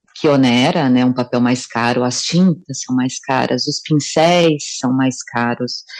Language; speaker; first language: Portuguese; native; Portuguese